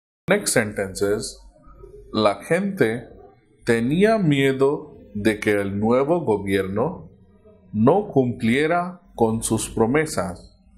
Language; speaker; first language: Spanish; non-native, fluent; Hindi